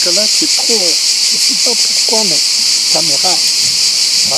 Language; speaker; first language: French; native; French